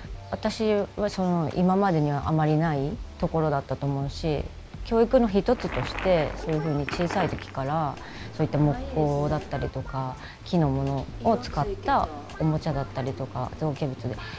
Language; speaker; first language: Japanese; native; Japanese